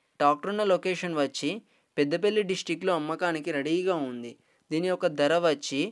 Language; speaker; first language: Telugu; native; Telugu